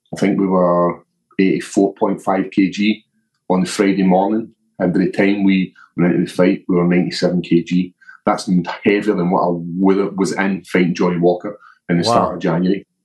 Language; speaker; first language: English; native; English